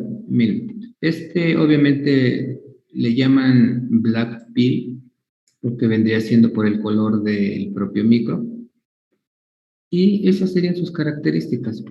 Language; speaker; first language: Spanish; native; Spanish